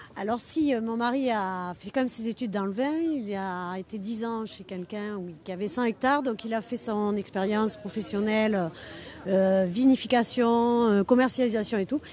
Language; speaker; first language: French; native; French